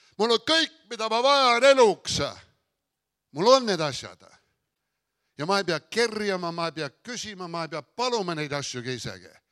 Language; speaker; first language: Estonian; early bilingual, heritage; Estonian